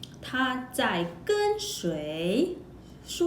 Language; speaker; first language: Chinese; non-native, local second language; Malay